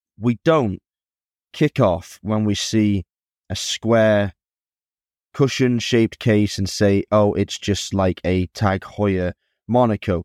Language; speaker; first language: English; native; English